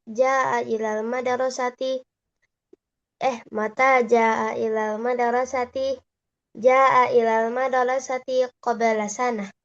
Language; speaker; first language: Arabic; non-native, learner; Indonesian